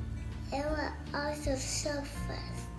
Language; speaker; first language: English; non-native, learner; Vietnamese